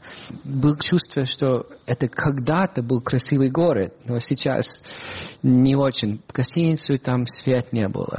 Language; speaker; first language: Russian; non-native, fluent; English